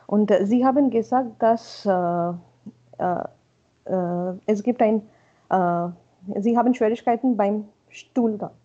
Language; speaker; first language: German; non-native, learner; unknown